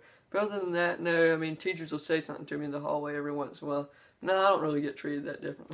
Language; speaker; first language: English; native; English